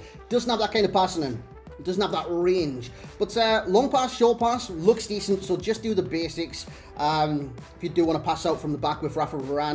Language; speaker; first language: English; native; English